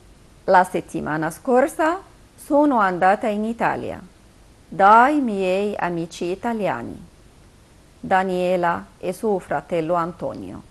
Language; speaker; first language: Italian; non-native, fluent; Arabic